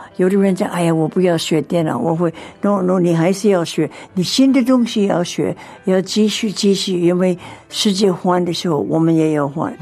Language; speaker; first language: Chinese; non-native, fluent; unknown